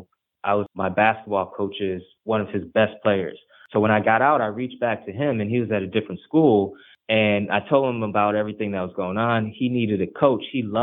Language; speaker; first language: English; early bilingual, other home language; Haitian Creole